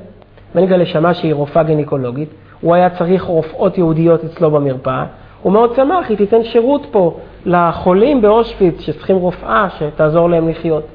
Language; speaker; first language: Hebrew; native; Hebrew